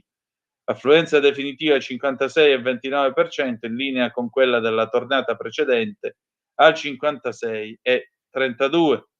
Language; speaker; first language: Italian; native; Italian